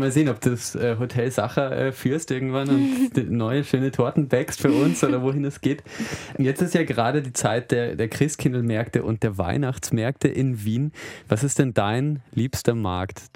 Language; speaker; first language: German; native; German